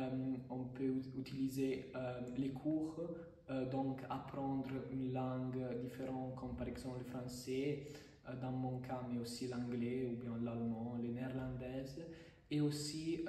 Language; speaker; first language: French; non-native, fluent; Italian